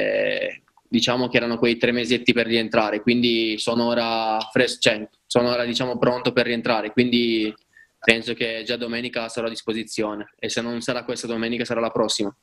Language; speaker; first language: Italian; native; Italian